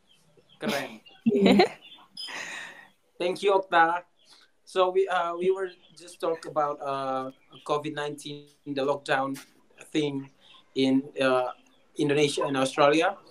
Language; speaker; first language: English; non-native, learner; Indonesian